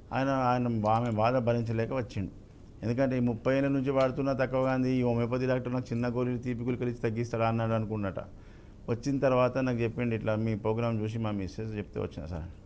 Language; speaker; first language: Telugu; native; Telugu